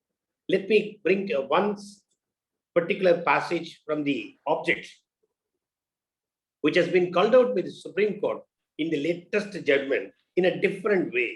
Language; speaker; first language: English; non-native, local second language; Tamil